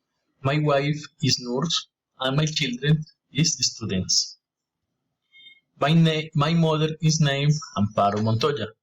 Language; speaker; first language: English; non-native, learner; Spanish